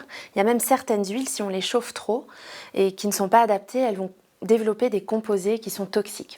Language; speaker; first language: French; native; French